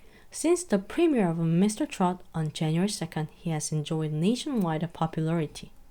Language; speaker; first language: English; non-native, fluent; Korean